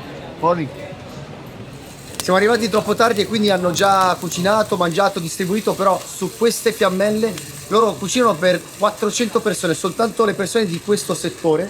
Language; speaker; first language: Italian; native; Italian